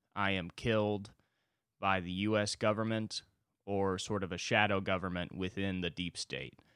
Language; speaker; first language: English; native; English